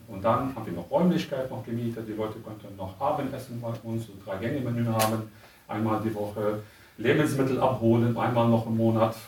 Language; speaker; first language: German; non-native, learner; Arabic